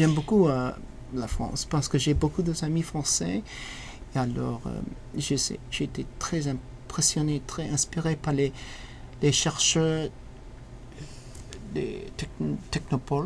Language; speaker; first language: French; non-native, learner; English